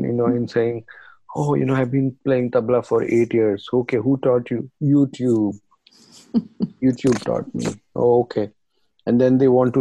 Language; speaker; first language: English; non-native, local second language; Marathi